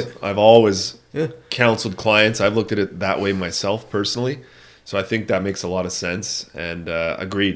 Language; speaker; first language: English; native; English